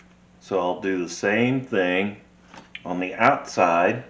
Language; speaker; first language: English; native; English